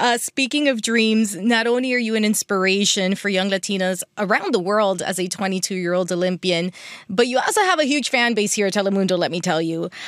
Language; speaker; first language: English; early bilingual, other home language; Spanish